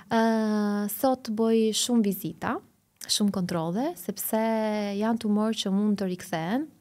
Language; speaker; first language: Albanian; early bilingual, heritage; Albanian